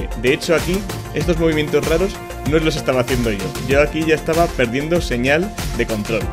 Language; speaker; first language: Spanish; native; Spanish